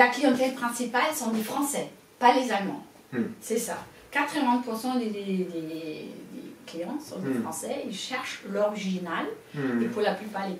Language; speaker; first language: French; non-native, fluent; German